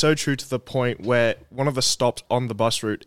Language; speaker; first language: English; native; English